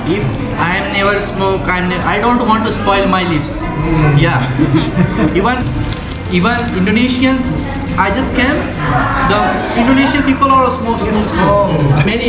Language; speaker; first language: English; non-native, learner; Hindi